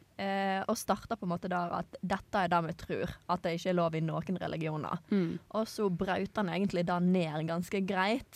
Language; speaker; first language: Norwegian; native; Norwegian